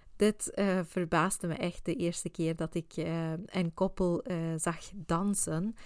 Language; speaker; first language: Dutch; non-native, fluent; Swedish